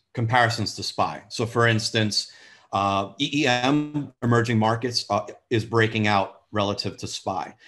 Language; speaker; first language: English; native; English